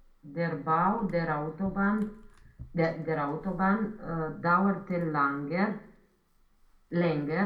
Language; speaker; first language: German; non-native, learner; Romanian